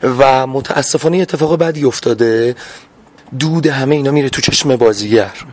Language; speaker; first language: Persian; non-native, local second language; Azerbaijani